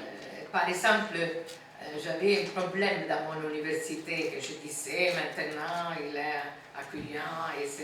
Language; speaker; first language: French; non-native, fluent; Italian